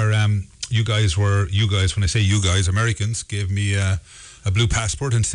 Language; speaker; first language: English; native; English